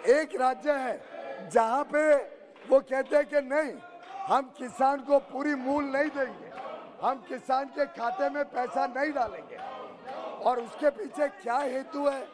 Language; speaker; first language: Hindi; native; Hindi